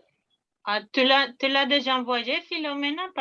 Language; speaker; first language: French; non-native, fluent; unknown